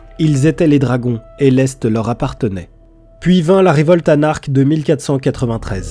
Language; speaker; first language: French; native; French